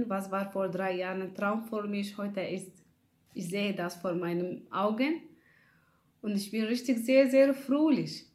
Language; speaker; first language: German; non-native, learner; Arabic